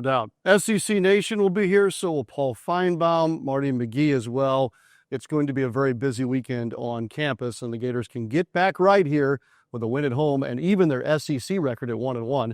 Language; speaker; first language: English; native; English